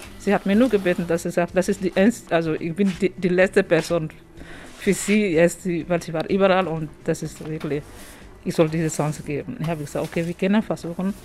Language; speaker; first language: German; non-native, learner; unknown